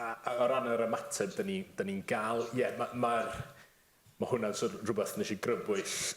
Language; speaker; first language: Welsh; native; Welsh